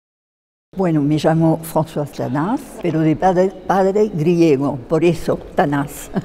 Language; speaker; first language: Spanish; non-native, fluent; French